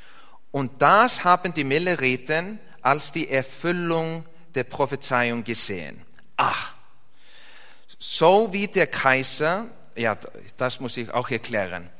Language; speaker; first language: German; non-native, fluent; Icelandic